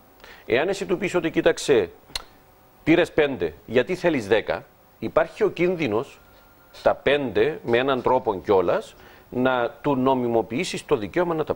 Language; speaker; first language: Greek; native; Greek